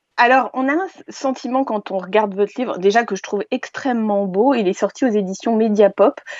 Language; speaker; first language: French; native; French